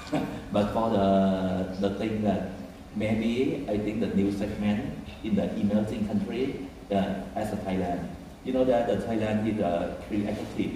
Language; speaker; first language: English; non-native, fluent; Thai